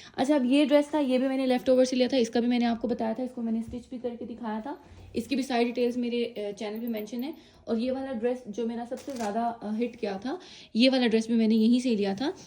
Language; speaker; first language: Urdu; native; Urdu